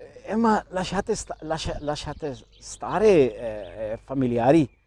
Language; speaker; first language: Italian; non-native, learner; Urdu